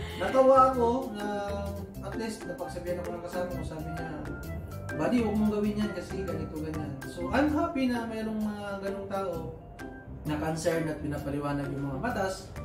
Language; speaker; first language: Filipino; non-native, local second language; Cebuano